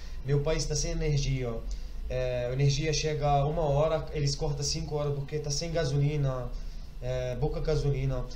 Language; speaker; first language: Portuguese; non-native, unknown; Arabic